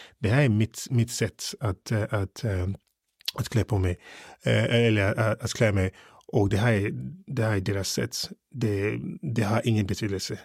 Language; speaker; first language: Swedish; early bilingual, other home language; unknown